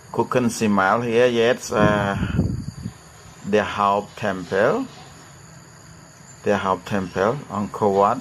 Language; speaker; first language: German; non-native, learner; Khmer